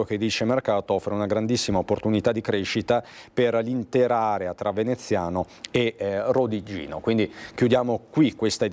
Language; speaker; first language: Italian; native; Italian